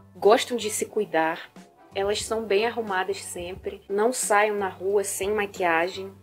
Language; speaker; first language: Portuguese; non-native, fluent; Russian